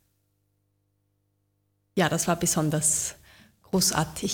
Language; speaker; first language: German; native; German